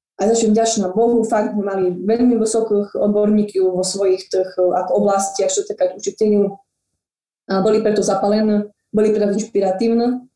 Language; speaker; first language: Slovak; non-native, local second language; Rusyn